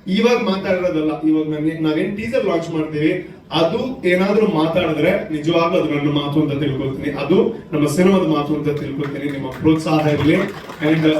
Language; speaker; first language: Kannada; non-native, local second language; Tulu